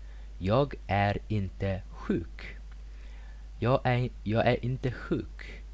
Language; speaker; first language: Swedish; non-native, fluent; Mongolian